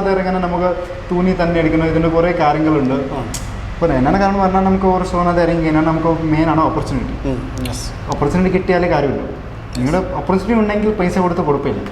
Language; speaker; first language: Malayalam; non-native, fluent; Nepali